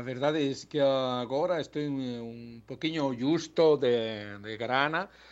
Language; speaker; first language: Portuguese; non-native, learner; Spanish